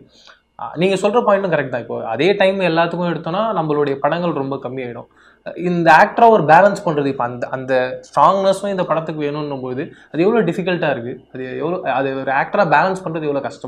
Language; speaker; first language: Tamil; native; Tamil